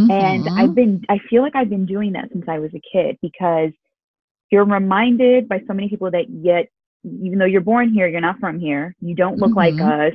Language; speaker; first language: English; early bilingual, other home language; Urdu